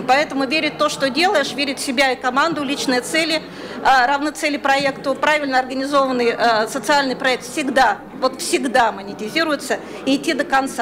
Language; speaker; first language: Russian; native; Russian